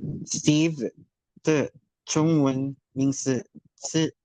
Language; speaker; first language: Chinese; non-native, learner; Filipino